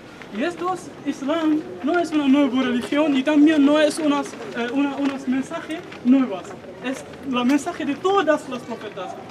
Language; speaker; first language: Spanish; non-native, learner; Arabic